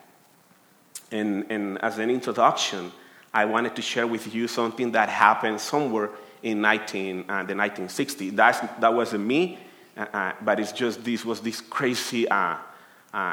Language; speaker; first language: English; non-native, fluent; Spanish